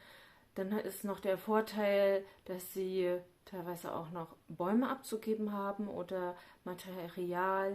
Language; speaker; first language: German; native; German